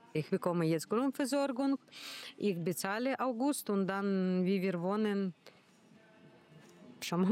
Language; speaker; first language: German; non-native, learner; Ukrainian